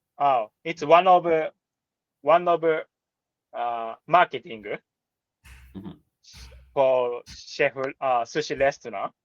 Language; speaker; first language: English; non-native, learner; Japanese